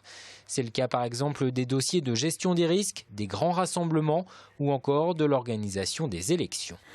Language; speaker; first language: French; native; French